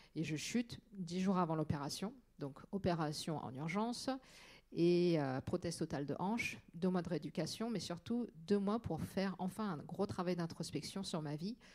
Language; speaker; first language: French; native; French